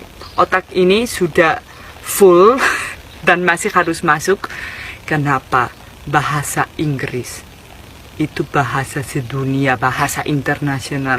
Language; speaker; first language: Indonesian; non-native, fluent; Spanish